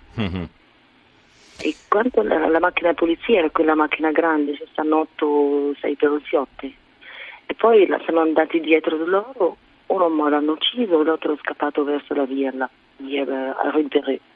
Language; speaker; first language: Italian; non-native, fluent; Arabic